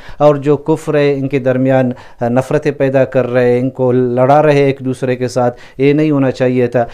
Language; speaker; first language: Urdu; non-native, local second language; Baluchi